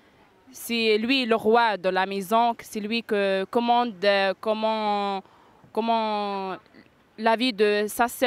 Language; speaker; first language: French; non-native, learner; Arabic